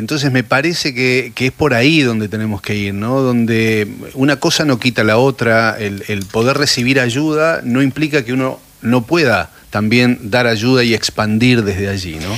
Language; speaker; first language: Spanish; native; Spanish